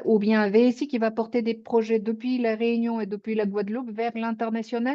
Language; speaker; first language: French; native; French